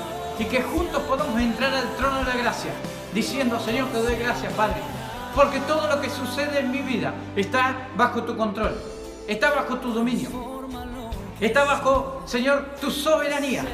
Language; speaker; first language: Spanish; native; Spanish